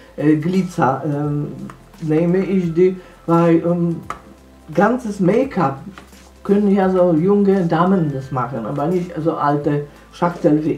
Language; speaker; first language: German; non-native, fluent; Polish